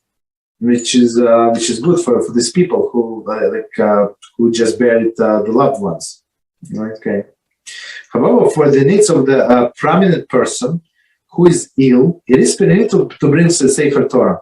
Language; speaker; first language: English; non-native, fluent; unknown